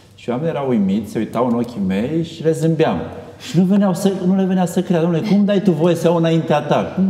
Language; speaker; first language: Romanian; native; Romanian